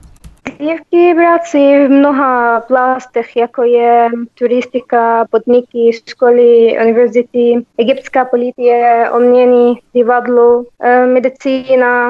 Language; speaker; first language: Czech; non-native, learner; Arabic